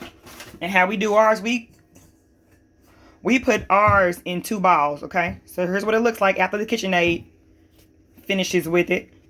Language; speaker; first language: English; native; English